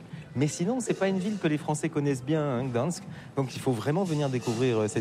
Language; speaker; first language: French; native; French